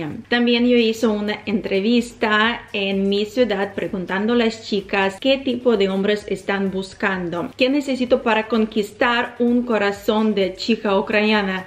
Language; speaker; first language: Spanish; non-native, fluent; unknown